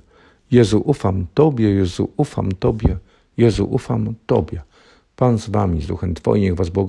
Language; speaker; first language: Polish; native; Polish